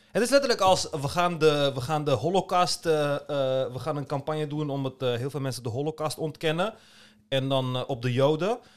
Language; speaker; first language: Dutch; early bilingual, other home language; Turkish